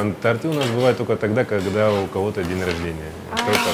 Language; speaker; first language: Russian; native; Russian